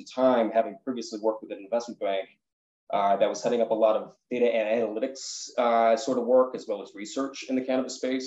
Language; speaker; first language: English; native; English